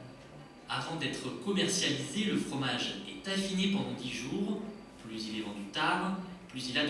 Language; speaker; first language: French; native; French